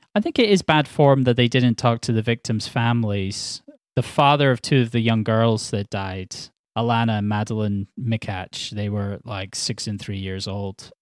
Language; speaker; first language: English; native; English